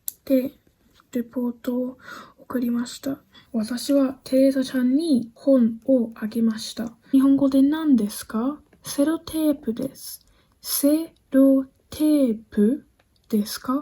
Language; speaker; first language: Japanese; non-native, learner; English